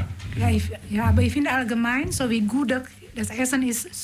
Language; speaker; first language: German; non-native, learner; Indonesian